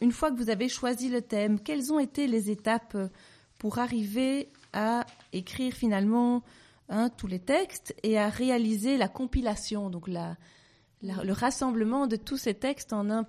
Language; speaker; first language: French; native; French